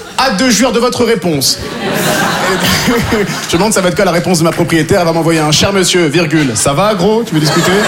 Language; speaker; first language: French; native; French